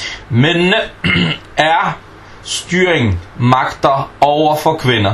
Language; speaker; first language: Danish; non-native, fluent; Arabic